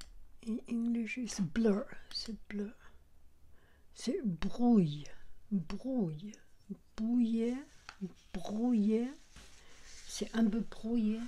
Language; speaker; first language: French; non-native, learner; Chinese